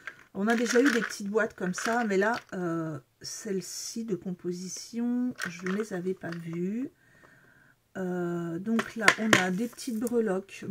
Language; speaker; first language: French; native; French